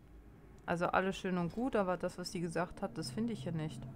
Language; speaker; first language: German; native; German